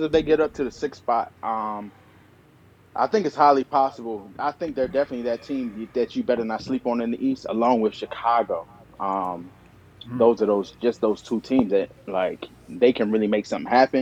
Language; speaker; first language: English; native; English